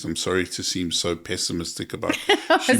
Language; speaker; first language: English; native; English